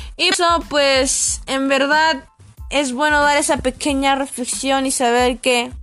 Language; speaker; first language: Spanish; native; Spanish